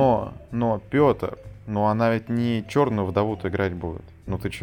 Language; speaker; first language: Russian; native; Russian